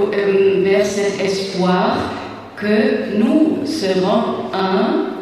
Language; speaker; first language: French; non-native, fluent; German